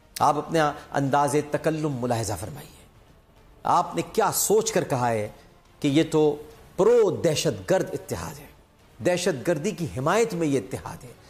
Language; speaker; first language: Urdu; native; Urdu